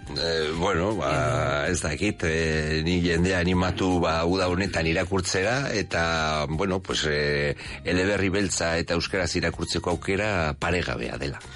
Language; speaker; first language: Basque; native; Basque